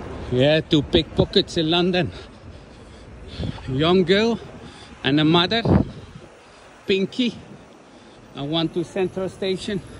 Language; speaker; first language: English; non-native, learner; Dutch